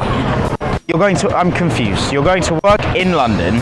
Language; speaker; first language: English; native; English